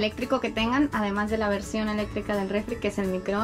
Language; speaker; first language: Spanish; native; Spanish